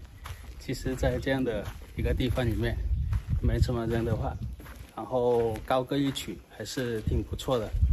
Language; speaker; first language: Chinese; non-native, local second language; Min Nan Chinese